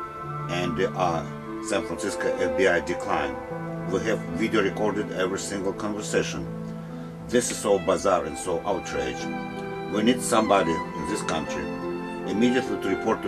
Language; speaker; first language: English; non-native, learner; Russian